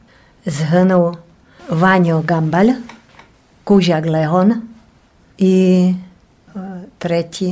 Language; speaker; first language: Polish; non-native, local second language; Rusyn